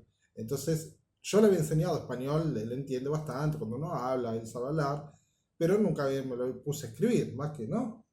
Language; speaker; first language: Spanish; native; Spanish